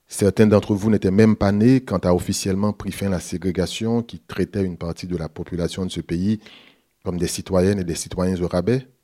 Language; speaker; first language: French; native; French